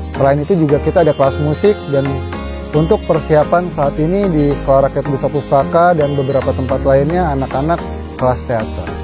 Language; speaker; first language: Indonesian; native; Indonesian